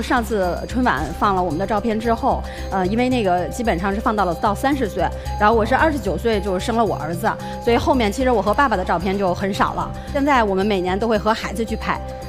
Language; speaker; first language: Chinese; native; Chinese